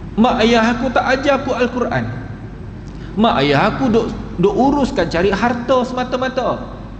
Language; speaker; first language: Malay; native; Malay